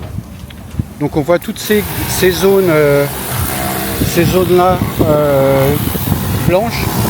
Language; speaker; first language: French; native; French